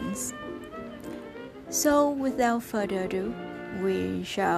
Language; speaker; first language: English; non-native, fluent; Vietnamese